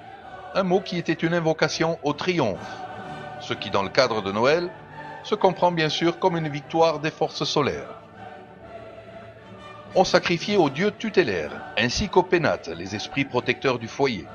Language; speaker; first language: French; native; French